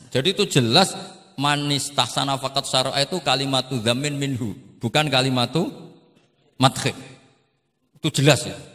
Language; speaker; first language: Indonesian; non-native, local second language; Javanese